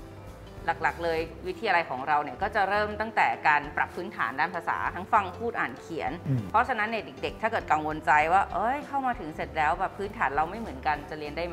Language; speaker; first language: Thai; native; Thai